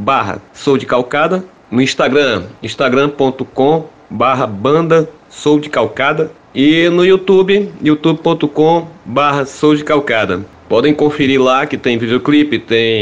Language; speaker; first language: Portuguese; native; Portuguese